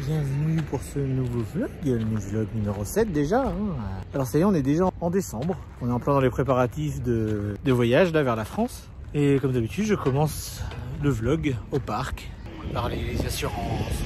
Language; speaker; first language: French; native; French